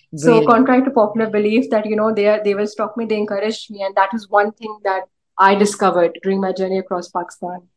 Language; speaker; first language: English; early bilingual, other home language; Urdu